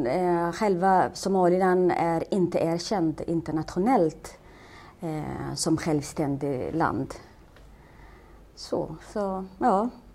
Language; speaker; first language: Swedish; non-native, fluent; Somali